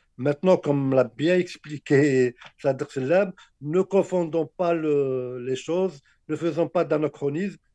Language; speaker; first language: French; non-native, local second language; Arabic